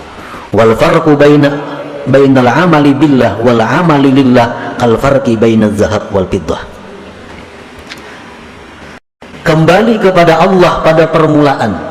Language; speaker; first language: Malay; non-native, local second language; Banjar